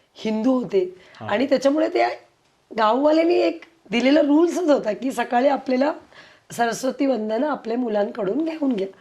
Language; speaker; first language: Marathi; early bilingual, heritage; Konkani